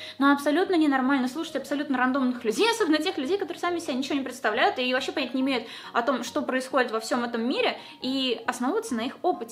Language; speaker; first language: Russian; native; Russian